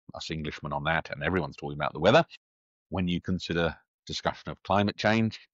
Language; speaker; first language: English; native; English